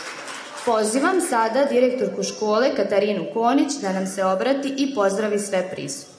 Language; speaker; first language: Serbian; native; Serbian